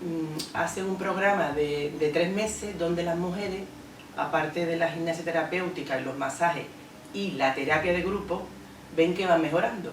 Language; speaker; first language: Spanish; native; Spanish